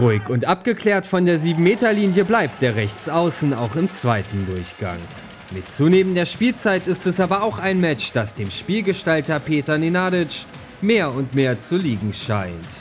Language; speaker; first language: German; native; German